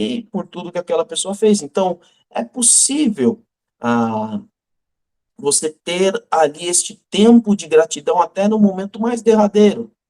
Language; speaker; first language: Portuguese; native; Portuguese